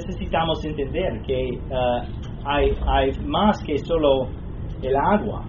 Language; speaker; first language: Spanish; non-native, fluent; English